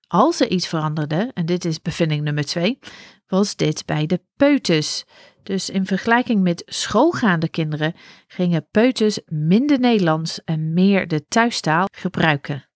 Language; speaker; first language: Dutch; non-native, fluent; English